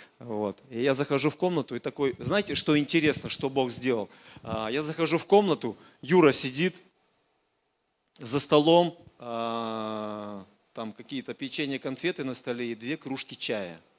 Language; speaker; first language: Russian; native; Russian